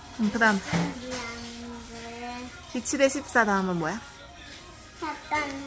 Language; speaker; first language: Korean; native; Korean